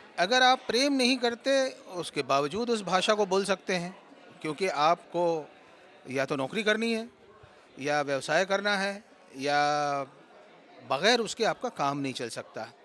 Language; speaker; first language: Hindi; native; Hindi